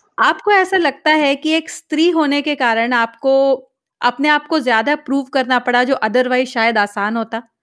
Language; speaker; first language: Hindi; native; Hindi